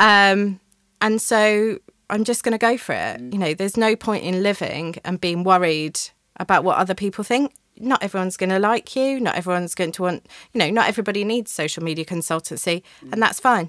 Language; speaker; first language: English; native; English